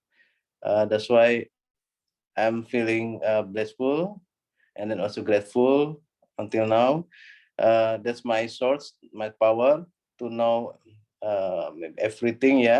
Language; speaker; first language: English; non-native, learner; Indonesian